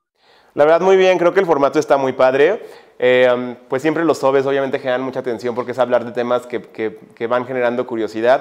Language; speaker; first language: Spanish; native; Spanish